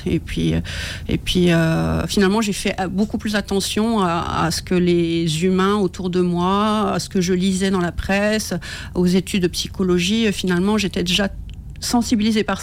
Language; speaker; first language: French; native; French